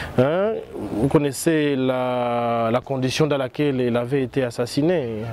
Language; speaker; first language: French; non-native, local second language; Swahili